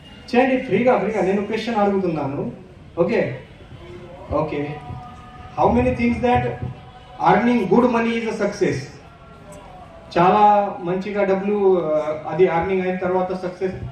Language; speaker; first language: Telugu; non-native, local second language; Marathi